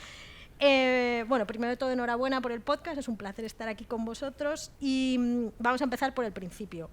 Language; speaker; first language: Spanish; native; Spanish